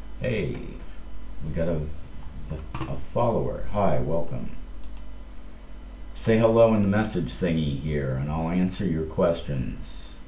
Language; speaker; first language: English; native; English